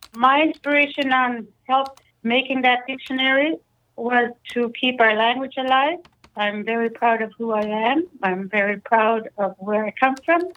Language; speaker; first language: English; non-native, fluent; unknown